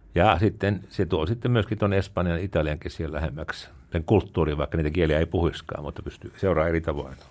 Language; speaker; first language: Finnish; native; Finnish